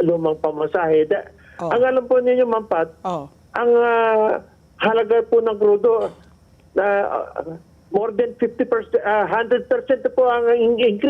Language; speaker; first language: Filipino; native; Filipino